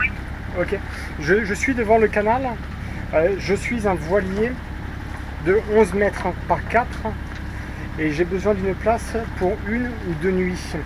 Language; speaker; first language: French; native; French